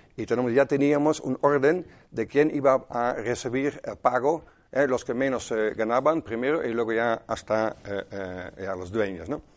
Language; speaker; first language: Spanish; non-native, fluent; Dutch